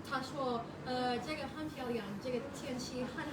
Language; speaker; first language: Chinese; non-native, learner; English